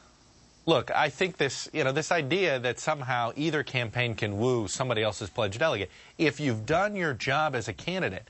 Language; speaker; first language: English; native; English